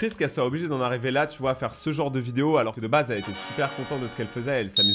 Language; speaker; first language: French; native; French